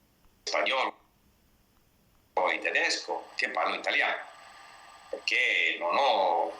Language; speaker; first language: Italian; non-native, learner; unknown